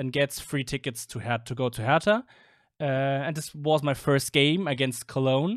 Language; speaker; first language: English; non-native, fluent; German